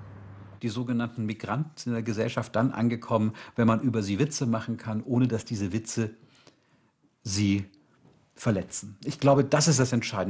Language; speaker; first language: German; native; German